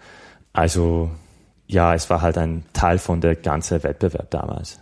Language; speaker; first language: German; non-native, fluent; Slovak